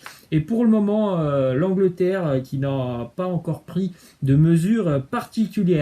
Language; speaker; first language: French; native; French